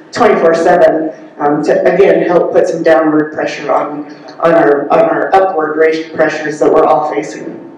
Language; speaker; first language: English; native; English